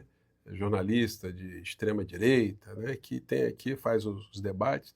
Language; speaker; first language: Portuguese; native; Portuguese